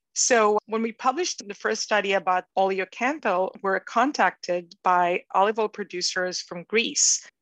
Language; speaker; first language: English; non-native, fluent; Hebrew